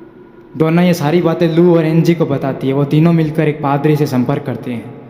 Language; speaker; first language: Hindi; native; Hindi